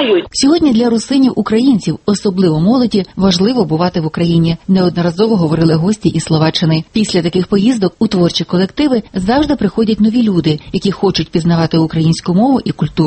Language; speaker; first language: Ukrainian; native; Ukrainian